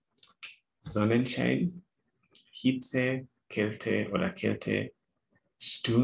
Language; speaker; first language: German; non-native, fluent; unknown